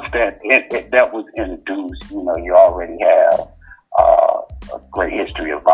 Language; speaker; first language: English; native; English